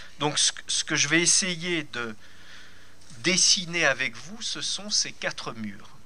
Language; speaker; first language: French; native; French